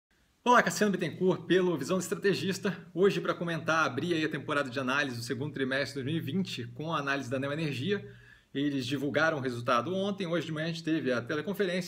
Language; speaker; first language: Portuguese; native; Portuguese